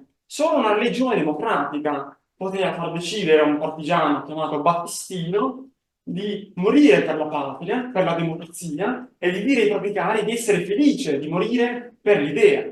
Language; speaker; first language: Italian; native; Italian